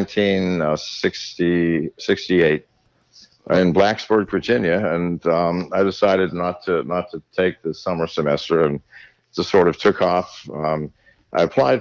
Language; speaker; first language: English; native; English